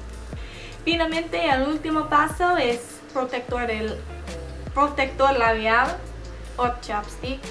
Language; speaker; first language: Spanish; non-native, learner; English